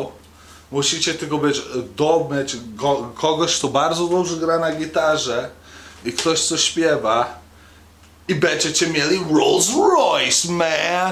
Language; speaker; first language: Polish; early bilingual, heritage; Polish